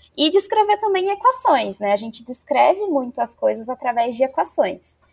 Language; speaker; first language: Portuguese; native; Portuguese